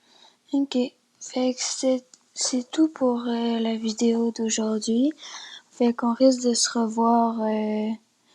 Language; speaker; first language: French; native; French